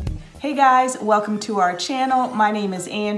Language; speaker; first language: English; native; English